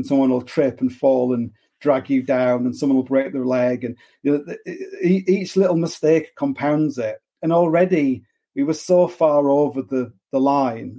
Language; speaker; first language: English; native; English